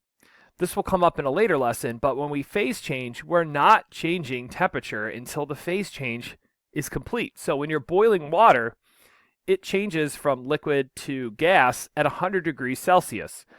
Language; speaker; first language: English; native; English